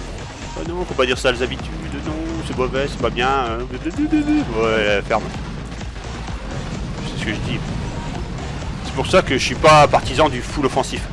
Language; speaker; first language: French; native; French